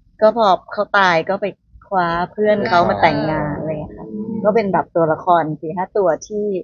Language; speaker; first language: Thai; native; Thai